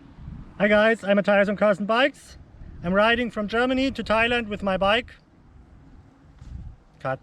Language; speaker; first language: English; non-native, fluent; German